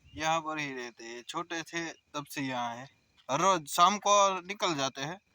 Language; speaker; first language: Hindi; non-native, local second language; Gujarati